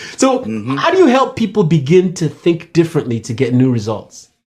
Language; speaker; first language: English; non-native, local second language; Yoruba